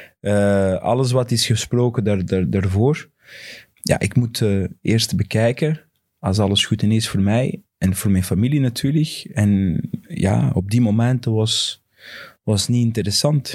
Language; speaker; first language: Dutch; non-native, fluent; Portuguese